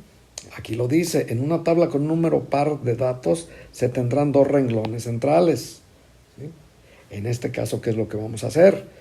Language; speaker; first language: Spanish; native; Spanish